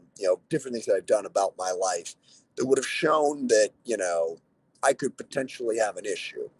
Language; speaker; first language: English; native; English